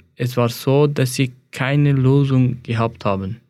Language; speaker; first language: German; non-native, fluent; Persian